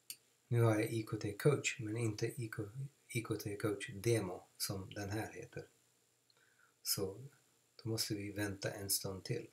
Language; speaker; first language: Swedish; non-native, fluent; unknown